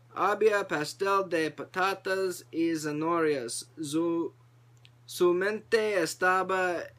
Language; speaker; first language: Spanish; non-native, learner; English